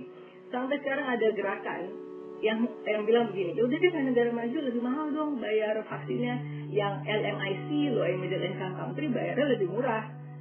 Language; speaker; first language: Indonesian; native; Indonesian